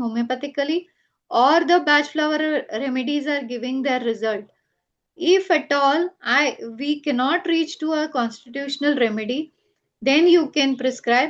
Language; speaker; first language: English; non-native, local second language; Gujarati